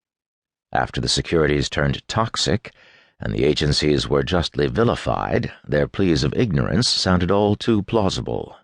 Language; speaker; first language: English; native; English